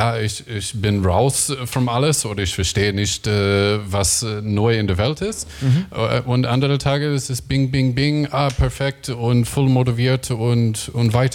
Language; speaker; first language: German; non-native, learner; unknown